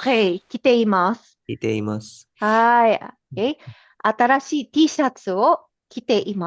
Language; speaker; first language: Japanese; non-native, fluent; Filipino